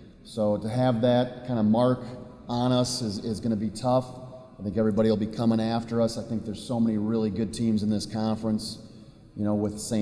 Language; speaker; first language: English; native; English